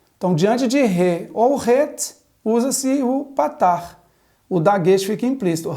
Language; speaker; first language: Portuguese; native; Portuguese